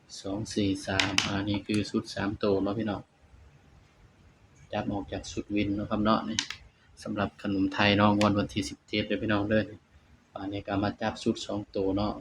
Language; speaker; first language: Thai; non-native, local second language; Lao